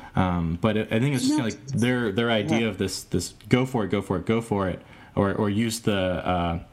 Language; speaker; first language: English; native; English